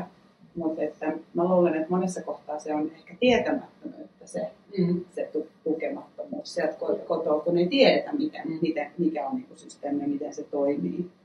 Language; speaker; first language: Finnish; native; Finnish